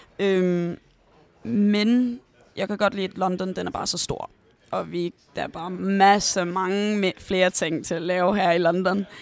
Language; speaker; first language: Danish; early bilingual, heritage; Danish